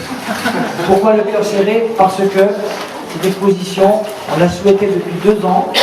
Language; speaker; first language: French; native; French